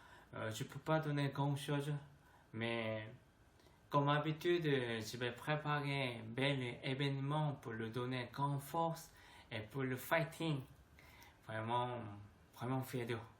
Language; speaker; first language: French; non-native, learner; Korean